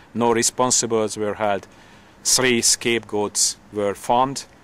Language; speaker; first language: English; non-native, fluent; Hungarian